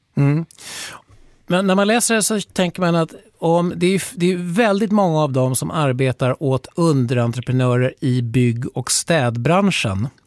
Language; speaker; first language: Swedish; native; Swedish